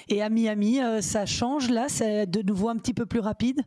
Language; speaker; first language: French; native; French